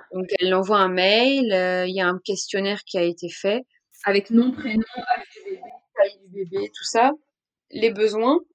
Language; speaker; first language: French; native; French